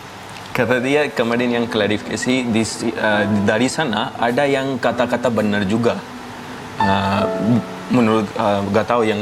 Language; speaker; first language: Indonesian; non-native, fluent; Hindi